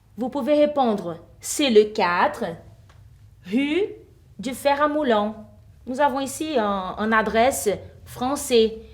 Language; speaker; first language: French; non-native, fluent; Portuguese